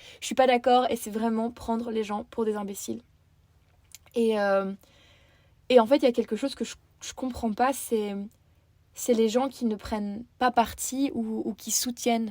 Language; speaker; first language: French; native; French